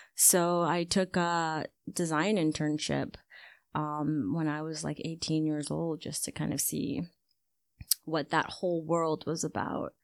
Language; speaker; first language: English; early bilingual, other home language; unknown